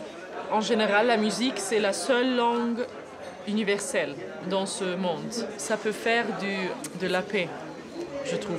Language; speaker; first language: French; non-native, fluent; Arabic